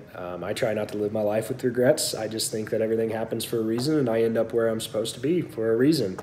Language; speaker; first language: English; native; English